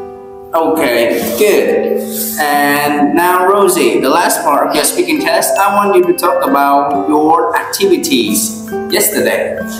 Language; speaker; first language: English; non-native, fluent; Vietnamese